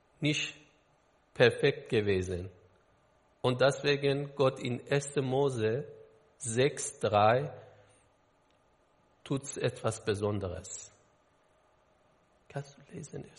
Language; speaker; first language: German; non-native, learner; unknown